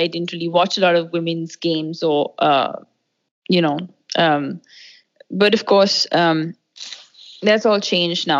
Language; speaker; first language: English; non-native, local second language; Hindi